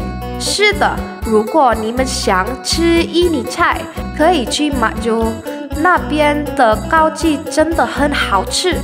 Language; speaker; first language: Chinese; non-native, learner; Indonesian